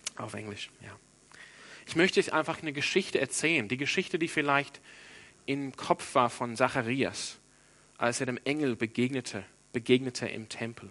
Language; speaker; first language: German; non-native, fluent; English